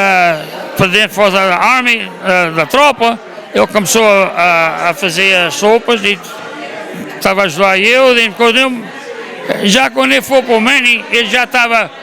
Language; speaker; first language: Portuguese; early bilingual, heritage; Portuguese